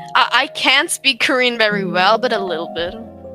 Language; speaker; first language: English; non-native, learner; German